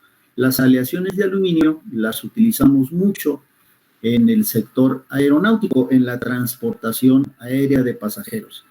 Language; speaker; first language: Spanish; native; Spanish